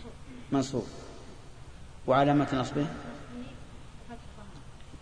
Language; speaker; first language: Arabic; native; Arabic